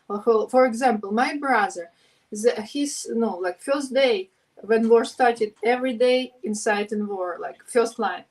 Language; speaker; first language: English; non-native, learner; Ukrainian